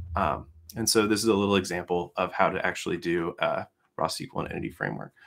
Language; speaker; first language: English; native; English